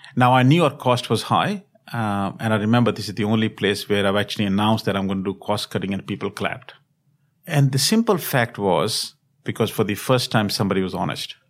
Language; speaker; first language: English; non-native, local second language; Hindi